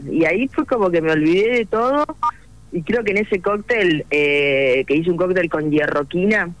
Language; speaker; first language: Spanish; native; Spanish